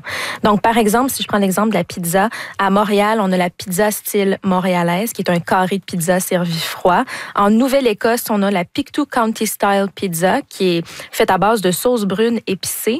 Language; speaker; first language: French; native; French